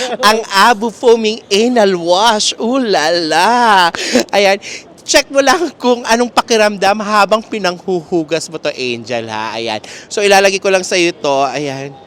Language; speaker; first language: Filipino; native; Filipino